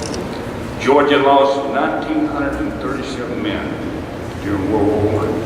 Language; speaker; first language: English; native; English